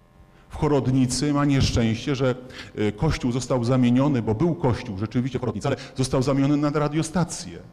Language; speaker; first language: Polish; native; Polish